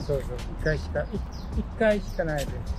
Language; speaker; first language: Japanese; non-native, learner; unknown